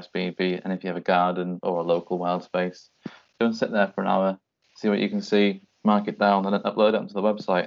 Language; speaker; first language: English; native; English